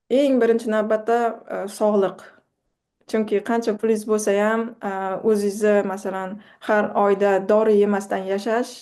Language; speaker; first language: Uzbek; non-native, local second language; Kara-Kalpak